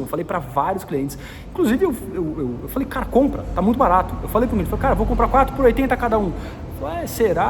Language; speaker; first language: Portuguese; native; Portuguese